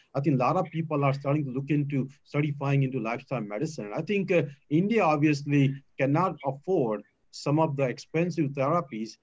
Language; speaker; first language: English; non-native, local second language; Gujarati